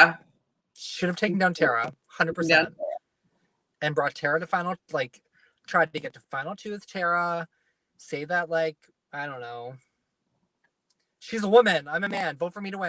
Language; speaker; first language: English; native; English